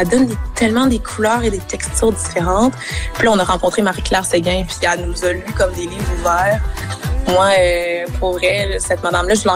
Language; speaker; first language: French; native; French